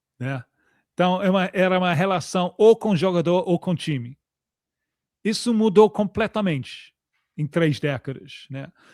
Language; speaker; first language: Portuguese; non-native, fluent; English